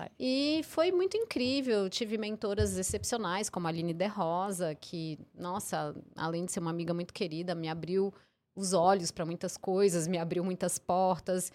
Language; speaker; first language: Portuguese; early bilingual, heritage; English